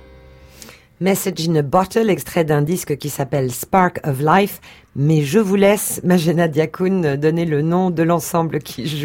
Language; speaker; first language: French; native; French